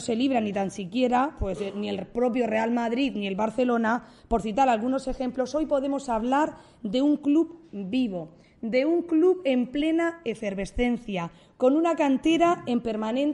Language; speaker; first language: Spanish; native; Spanish